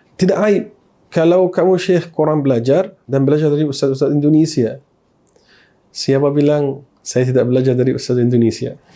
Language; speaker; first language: Malay; non-native, fluent; Arabic